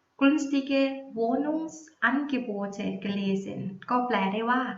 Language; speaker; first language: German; non-native, learner; Thai